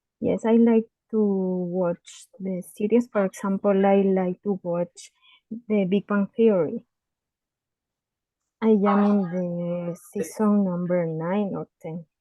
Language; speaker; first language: English; non-native, learner; Spanish